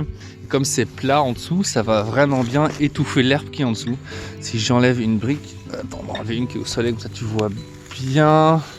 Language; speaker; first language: French; native; French